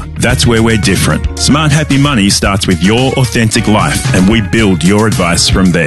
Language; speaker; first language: English; native; English